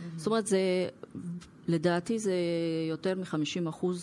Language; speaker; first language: Hebrew; non-native, fluent; Russian